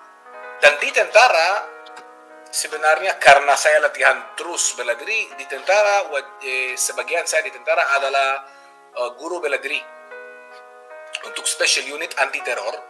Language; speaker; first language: Indonesian; non-native, fluent; Hebrew